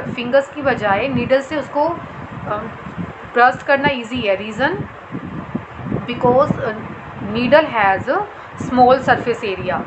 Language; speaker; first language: Hindi; native; Hindi